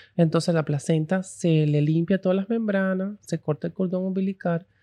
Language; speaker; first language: Spanish; early bilingual, heritage; Spanish